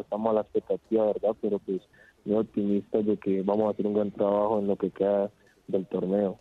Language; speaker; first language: Spanish; native; Spanish